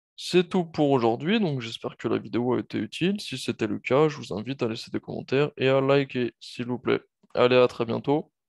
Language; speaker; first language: French; native; French